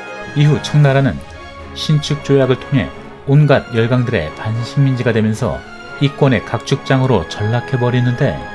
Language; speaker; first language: Korean; native; Korean